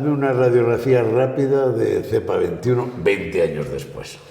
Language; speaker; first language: Spanish; native; Spanish